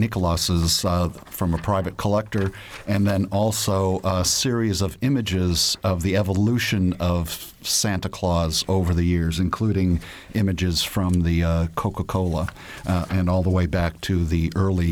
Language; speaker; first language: English; native; English